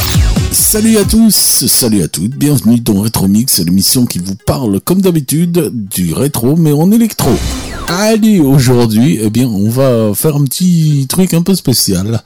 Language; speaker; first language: French; native; French